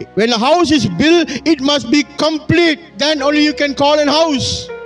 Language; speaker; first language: English; non-native, local second language; Tamil